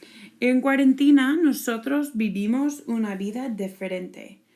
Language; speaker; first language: Spanish; non-native, fluent; English